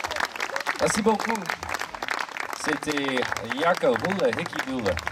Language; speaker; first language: French; non-native, learner; English